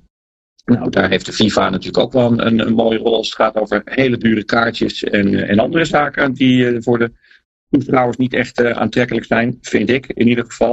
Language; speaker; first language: Dutch; native; Dutch